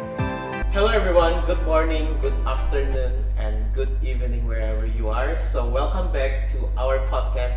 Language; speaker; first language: English; non-native, fluent; Indonesian